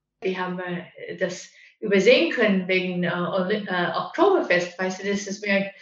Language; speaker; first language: German; non-native, fluent; English